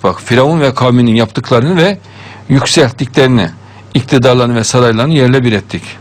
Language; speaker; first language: Turkish; native; Turkish